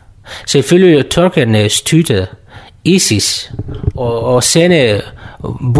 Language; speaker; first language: Danish; non-native, learner; Kurdish